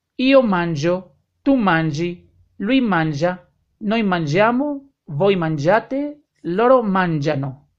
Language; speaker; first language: Italian; non-native, fluent; Spanish